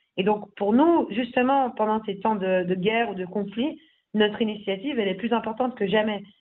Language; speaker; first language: French; native; French